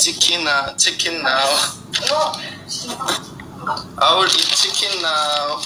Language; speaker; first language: English; non-native, learner; Korean